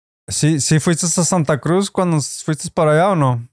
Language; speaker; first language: Spanish; early bilingual, heritage; Spanish